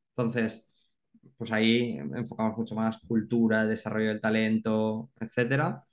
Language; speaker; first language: Spanish; native; Spanish